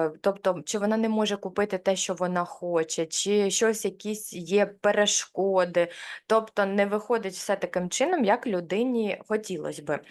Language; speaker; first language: Ukrainian; non-native, local second language; Russian